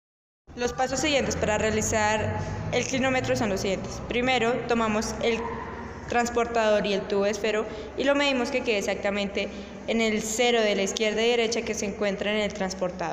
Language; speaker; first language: Spanish; native; Spanish